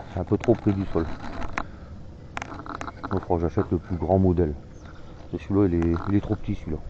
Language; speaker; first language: French; native; French